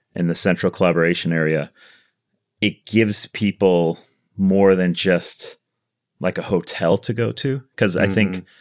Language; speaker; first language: English; native; English